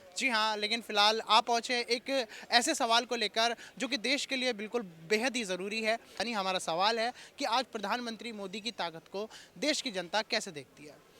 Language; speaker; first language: Hindi; native; Hindi